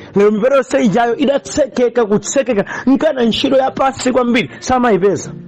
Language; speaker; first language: Nyanja; native; Nyanja